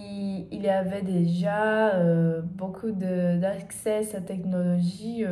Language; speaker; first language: French; non-native, learner; Portuguese